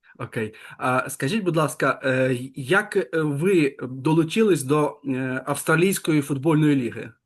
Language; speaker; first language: Ukrainian; native; Ukrainian